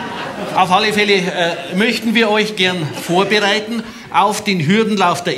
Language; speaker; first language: German; native; German